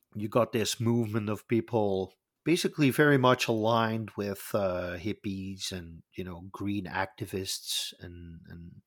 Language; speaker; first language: English; non-native, fluent; Dutch